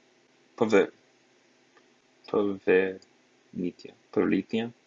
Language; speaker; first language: Russian; non-native, learner; English